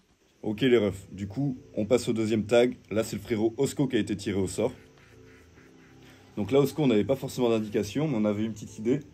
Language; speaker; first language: French; native; French